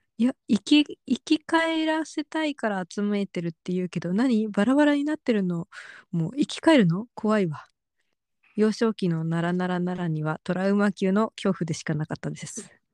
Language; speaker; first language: Japanese; native; Japanese